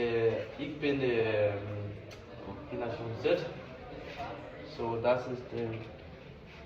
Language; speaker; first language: German; non-native, learner; Danish